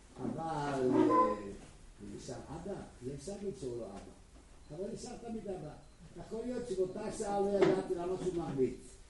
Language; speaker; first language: Hebrew; non-native, fluent; Czech